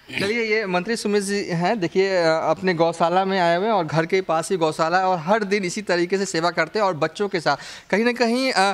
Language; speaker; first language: Hindi; native; Hindi